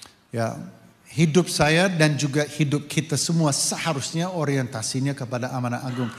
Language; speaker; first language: Indonesian; non-native, fluent; English